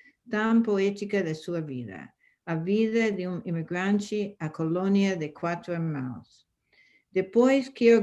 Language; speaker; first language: Portuguese; non-native, fluent; English